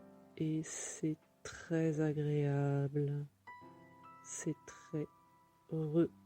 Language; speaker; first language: French; native; French